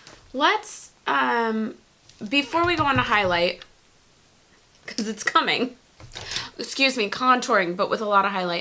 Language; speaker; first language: English; native; English